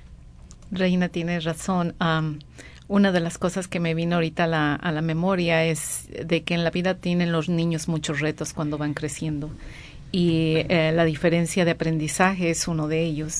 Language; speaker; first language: Spanish; native; Spanish